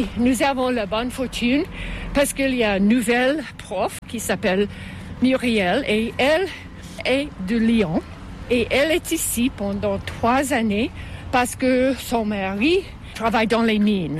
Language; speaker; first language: French; non-native, fluent; English